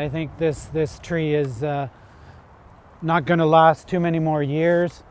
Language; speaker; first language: English; native; English